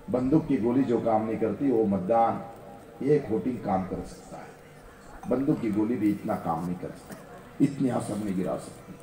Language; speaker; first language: Hindi; non-native, local second language; Marathi